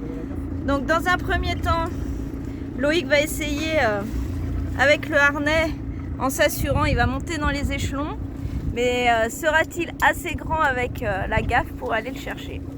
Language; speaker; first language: French; native; French